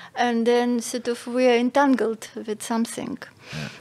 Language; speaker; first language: English; non-native, fluent; Russian